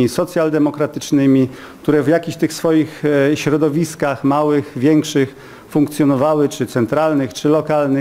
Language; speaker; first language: Polish; native; Polish